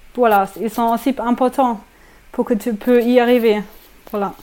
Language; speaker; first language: French; non-native, learner; German